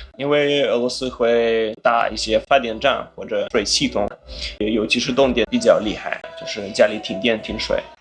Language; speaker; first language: Chinese; non-native, fluent; Ukrainian